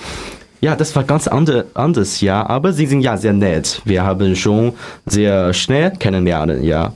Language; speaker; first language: German; non-native, learner; Chinese